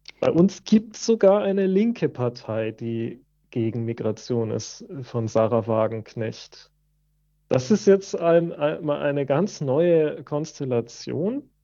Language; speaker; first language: German; native; German